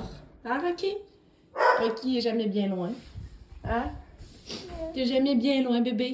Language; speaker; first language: French; native; French